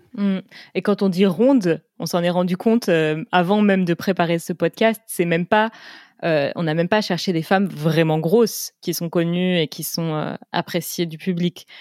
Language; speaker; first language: French; native; French